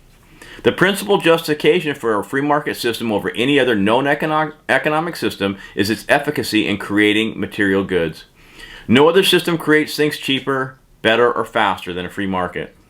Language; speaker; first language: English; native; English